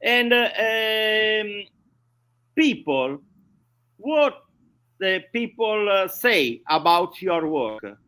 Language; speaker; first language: English; non-native, learner; Italian